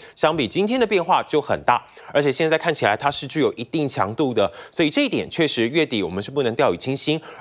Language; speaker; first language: Chinese; native; Chinese